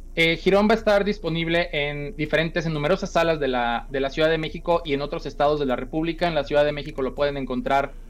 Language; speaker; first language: Spanish; native; Spanish